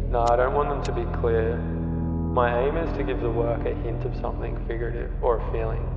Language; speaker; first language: English; native; English